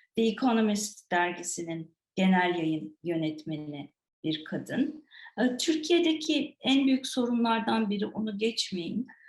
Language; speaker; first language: Turkish; non-native, fluent; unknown